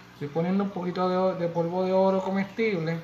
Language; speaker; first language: Spanish; native; Spanish